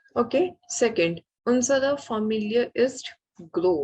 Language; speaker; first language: German; non-native, fluent; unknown